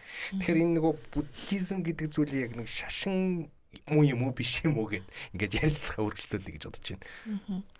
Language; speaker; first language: Mongolian; native; Mongolian